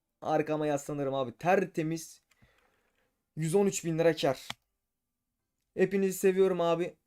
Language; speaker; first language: Turkish; native; Turkish